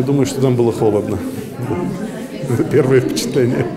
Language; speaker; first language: Russian; early bilingual, heritage; English